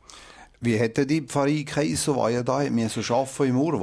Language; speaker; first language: German; native; German